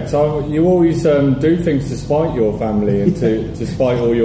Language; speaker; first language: English; native; English